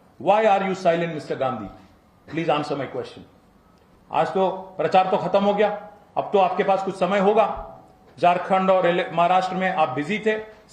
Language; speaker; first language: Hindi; non-native, local second language; Telugu